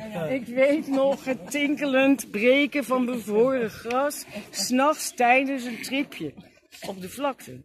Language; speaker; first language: Dutch; native; Dutch